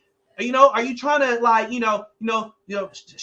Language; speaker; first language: English; native; English